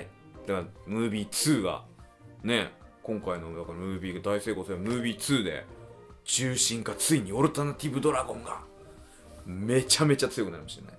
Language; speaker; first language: Japanese; native; Japanese